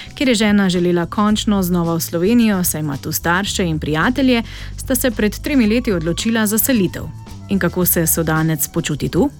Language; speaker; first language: Slovenian; native; Slovenian